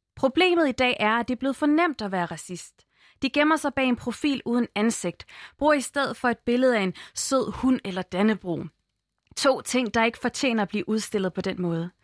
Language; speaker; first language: Danish; early bilingual, other home language; Arabic